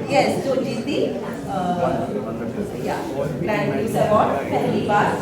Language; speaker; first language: Hindi; non-native, local second language; Marathi